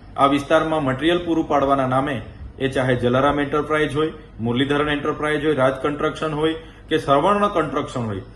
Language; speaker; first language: Gujarati; non-native, local second language; Vasavi